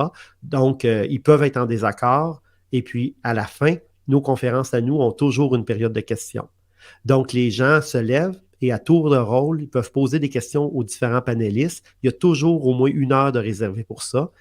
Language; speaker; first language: French; native; French